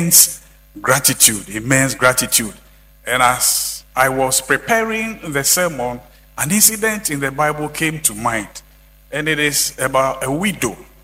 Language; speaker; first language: English; non-native, local second language; Akan